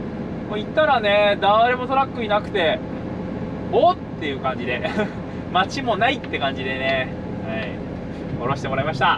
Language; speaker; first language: Japanese; native; Japanese